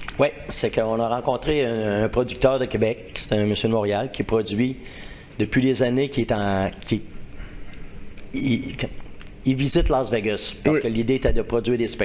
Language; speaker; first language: French; native; French